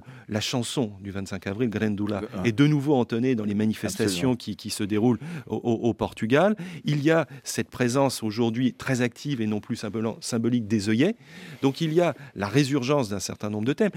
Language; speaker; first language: French; native; French